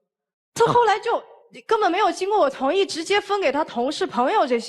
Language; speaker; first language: Chinese; native; Chinese